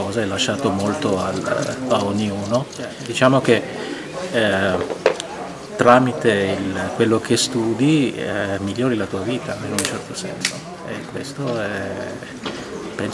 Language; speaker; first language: Italian; non-native, fluent; Malayalam